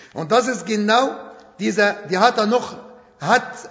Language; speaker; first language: German; non-native, fluent; Arabic